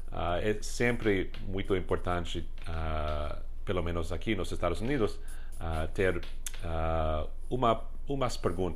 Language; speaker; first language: Portuguese; non-native, fluent; English